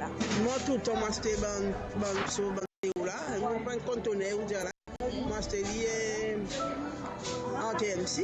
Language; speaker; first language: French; non-native, local second language; Morisyen